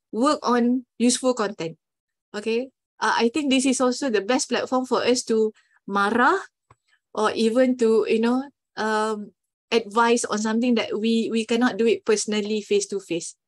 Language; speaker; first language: English; non-native, local second language; Malay